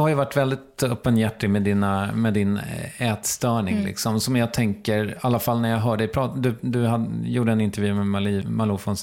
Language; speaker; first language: Swedish; native; Swedish